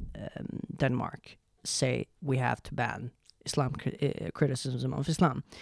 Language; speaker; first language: English; non-native, fluent; Arabic